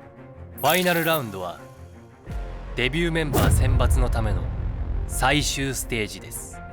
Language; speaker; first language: Japanese; native; Japanese